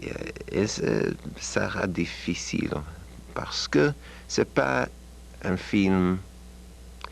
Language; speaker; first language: French; non-native, learner; English